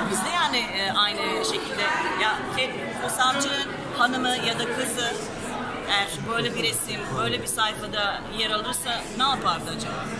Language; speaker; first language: Turkish; non-native, fluent; Serbian